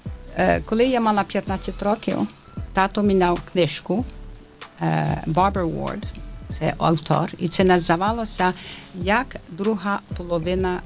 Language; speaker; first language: Ukrainian; early bilingual, heritage; Ukrainian